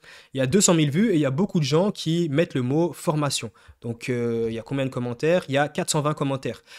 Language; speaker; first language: French; native; French